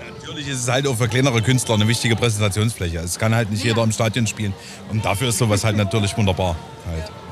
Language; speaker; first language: German; native; German